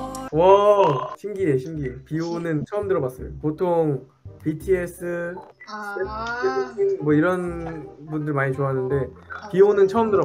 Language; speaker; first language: Korean; non-native, fluent; Chinese